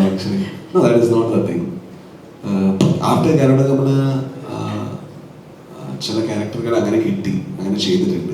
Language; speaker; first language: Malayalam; non-native, learner; Kannada